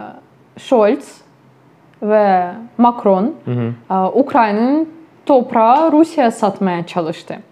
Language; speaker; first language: Turkish; non-native, fluent; Ukrainian